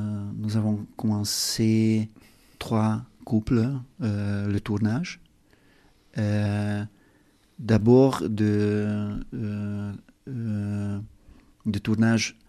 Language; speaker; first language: French; non-native, learner; Hungarian